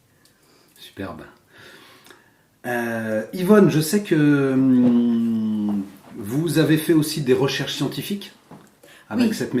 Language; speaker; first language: French; native; French